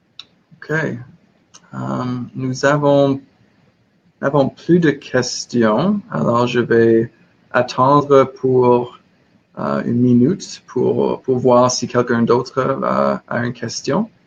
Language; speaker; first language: French; non-native, learner; English